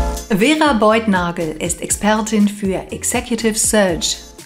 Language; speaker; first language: German; native; German